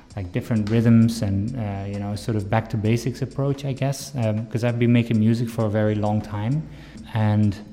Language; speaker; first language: English; non-native, fluent; Dutch